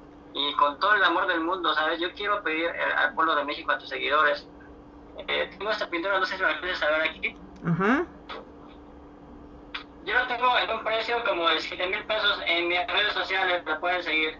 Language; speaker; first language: Spanish; native; Spanish